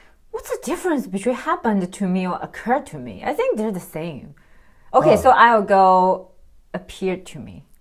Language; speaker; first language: English; non-native, fluent; Chinese